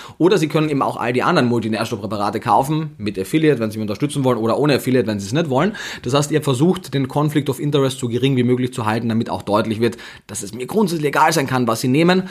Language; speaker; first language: German; native; German